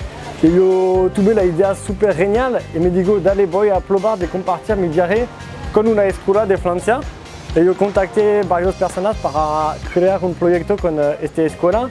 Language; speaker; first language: Spanish; non-native, learner; French